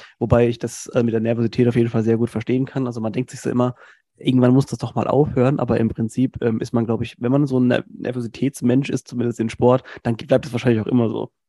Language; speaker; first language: German; native; German